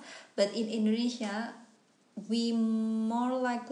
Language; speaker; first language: English; non-native, fluent; Indonesian